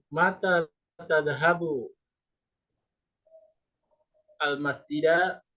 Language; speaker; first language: Arabic; non-native, learner; Indonesian